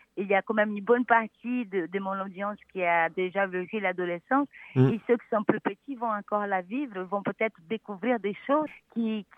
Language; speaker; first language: French; non-native, fluent; Portuguese